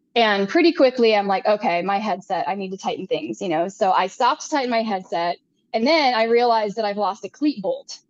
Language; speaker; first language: English; native; English